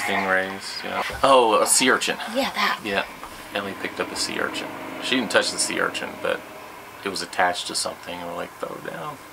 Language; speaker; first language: English; native; English